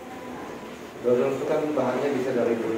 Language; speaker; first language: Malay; non-native, local second language; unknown